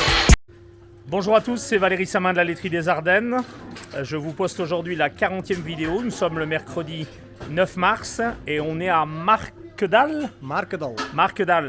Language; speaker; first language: French; native; French